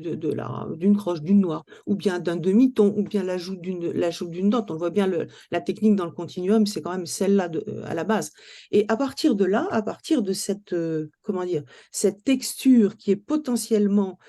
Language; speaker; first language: French; native; French